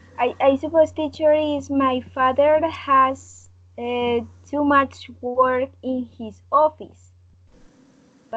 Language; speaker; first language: English; non-native, learner; Spanish